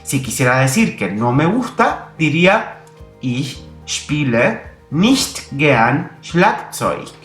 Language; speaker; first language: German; non-native, fluent; Spanish